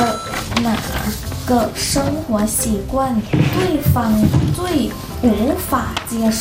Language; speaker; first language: Chinese; non-native, fluent; Thai